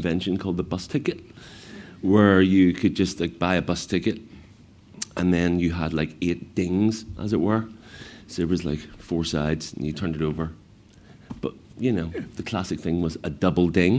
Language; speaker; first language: English; native; English